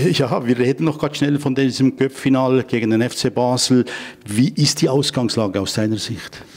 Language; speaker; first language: German; native; German